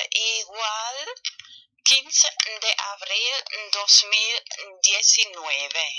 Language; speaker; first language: Spanish; non-native, fluent; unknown